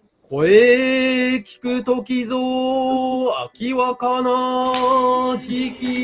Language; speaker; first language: Japanese; native; Japanese